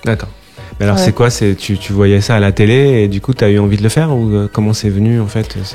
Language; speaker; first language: French; native; French